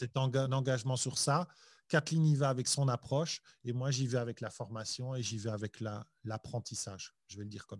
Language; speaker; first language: French; native; French